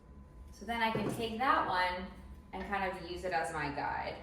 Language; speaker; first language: English; native; English